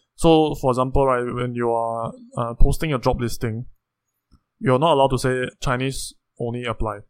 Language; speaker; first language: English; native; English